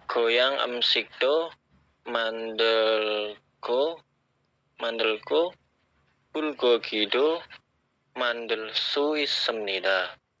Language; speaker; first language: Korean; non-native, learner; Indonesian